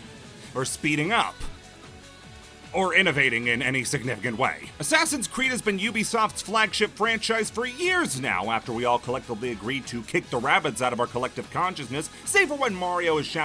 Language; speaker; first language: English; native; English